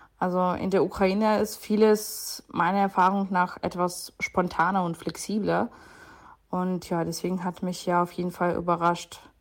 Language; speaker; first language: German; non-native, fluent; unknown